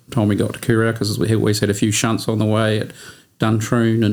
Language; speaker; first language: English; native; English